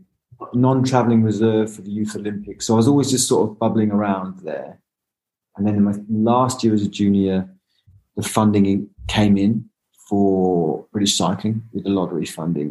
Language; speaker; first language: English; native; English